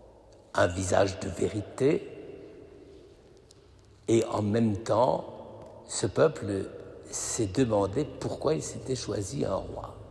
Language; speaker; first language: French; native; French